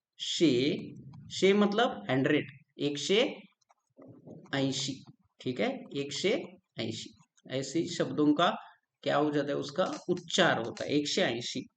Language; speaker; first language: Hindi; non-native, local second language; Marathi